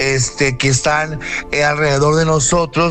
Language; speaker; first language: Spanish; native; Spanish